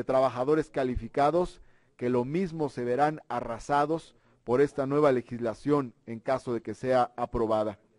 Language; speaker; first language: Spanish; native; Spanish